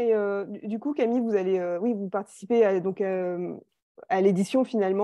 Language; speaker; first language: French; native; French